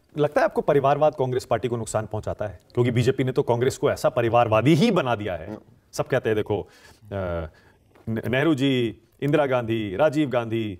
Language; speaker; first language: Hindi; native; Hindi